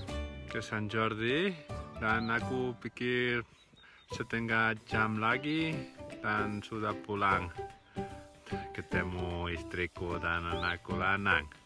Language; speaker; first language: Indonesian; non-native, learner; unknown